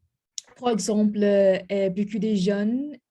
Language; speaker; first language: French; non-native, learner; English